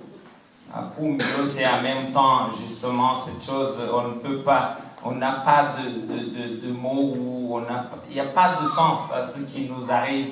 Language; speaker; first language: French; non-native, local second language; Kinyarwanda